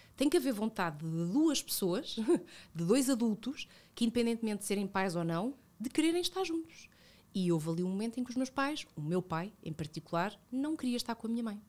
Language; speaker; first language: Portuguese; early bilingual, other home language; Spanish